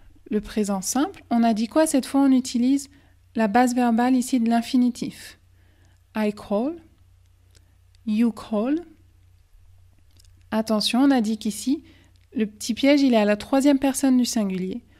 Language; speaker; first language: French; native; French